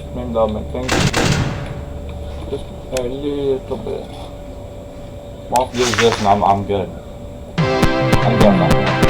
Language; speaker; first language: English; native; English